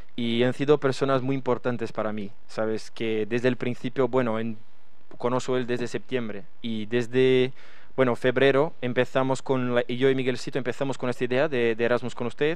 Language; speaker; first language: Spanish; non-native, fluent; Portuguese